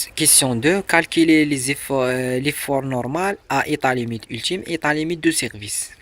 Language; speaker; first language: French; non-native, local second language; Arabic